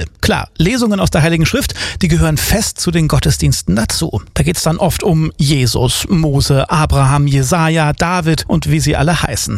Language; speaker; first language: German; native; German